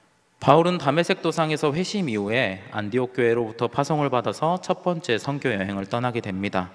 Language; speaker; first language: Korean; native; Korean